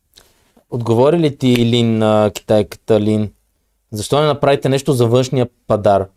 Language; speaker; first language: Bulgarian; native; Bulgarian